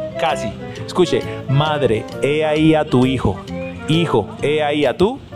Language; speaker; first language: Spanish; native; Spanish